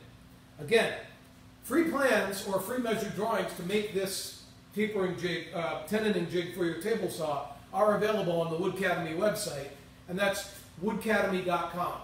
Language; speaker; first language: English; native; English